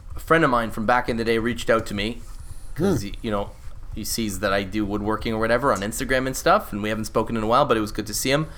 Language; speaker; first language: English; native; English